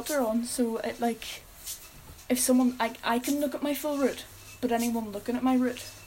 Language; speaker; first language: English; native; English